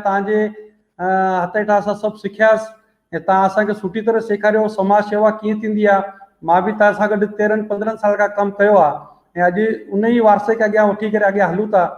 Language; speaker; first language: Sindhi; early bilingual, heritage; Sindhi